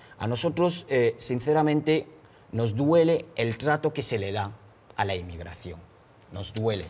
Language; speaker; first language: Spanish; non-native, fluent; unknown